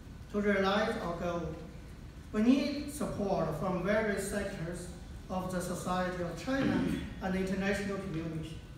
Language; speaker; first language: English; non-native, fluent; Chinese